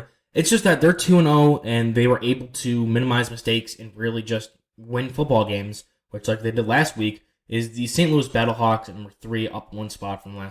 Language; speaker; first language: English; native; English